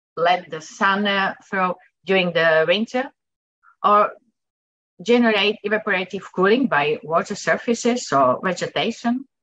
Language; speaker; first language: English; non-native, fluent; Dutch